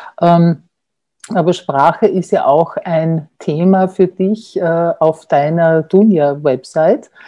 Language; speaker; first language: German; native; German